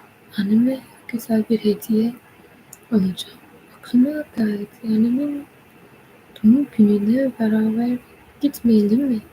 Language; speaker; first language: Turkish; non-native, learner; English